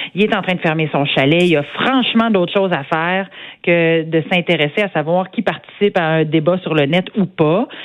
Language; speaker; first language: French; native; French